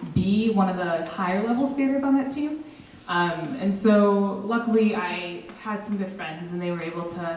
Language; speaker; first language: English; native; English